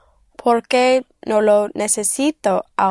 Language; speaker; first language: Spanish; non-native, learner; English